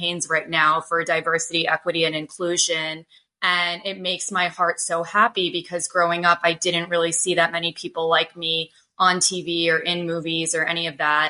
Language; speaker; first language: English; native; English